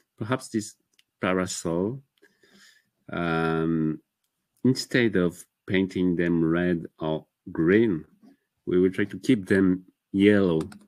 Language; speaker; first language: English; non-native, fluent; French